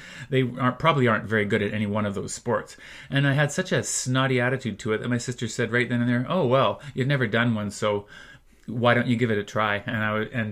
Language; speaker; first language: English; native; English